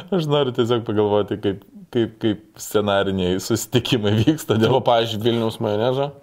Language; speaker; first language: Lithuanian; native; Lithuanian